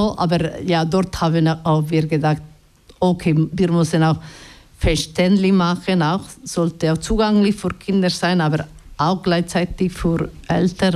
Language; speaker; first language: German; non-native, learner; Basque